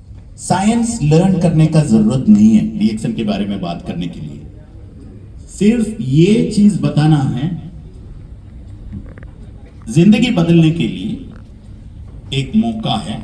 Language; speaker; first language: Hindi; non-native, learner; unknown